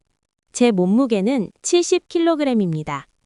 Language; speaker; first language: Korean; non-native, learner; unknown